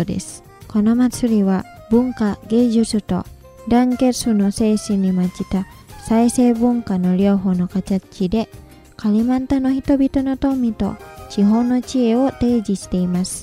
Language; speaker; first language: Japanese; non-native, fluent; Indonesian